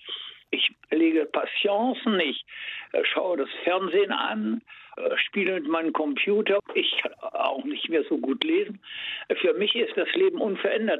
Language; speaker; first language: German; native; German